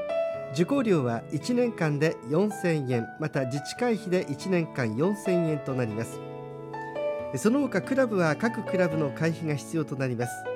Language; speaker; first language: Japanese; native; Japanese